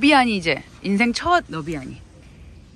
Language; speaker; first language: Korean; native; Korean